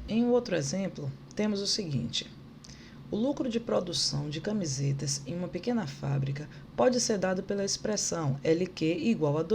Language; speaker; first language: Portuguese; native; Portuguese